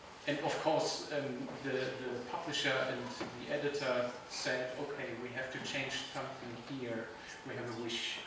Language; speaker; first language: English; non-native, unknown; German